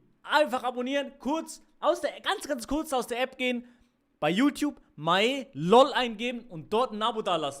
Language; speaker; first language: German; native; German